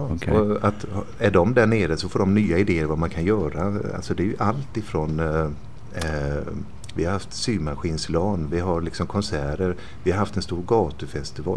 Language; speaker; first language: Swedish; native; Swedish